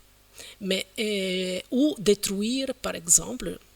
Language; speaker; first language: French; non-native, fluent; Italian